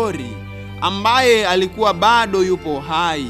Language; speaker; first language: Swahili; native; Swahili